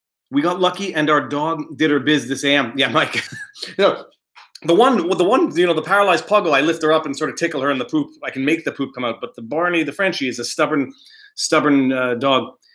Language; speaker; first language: English; native; English